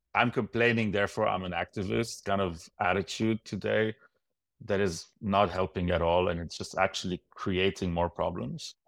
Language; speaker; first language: English; non-native, fluent; Arabic